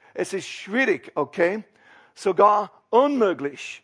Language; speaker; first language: German; non-native, fluent; English